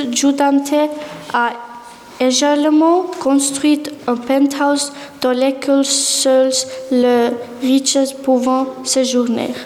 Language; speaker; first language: French; non-native, learner; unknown